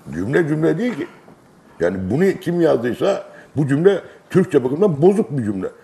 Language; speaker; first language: Turkish; native; Turkish